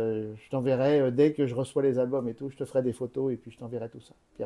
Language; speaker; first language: French; native; French